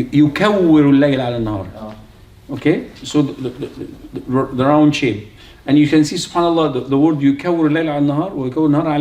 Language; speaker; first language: Arabic; non-native, fluent; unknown